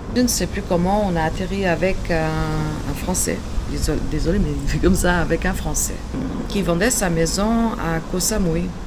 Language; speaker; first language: French; non-native, fluent; Portuguese